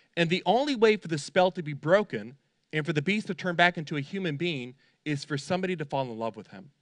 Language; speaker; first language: English; native; English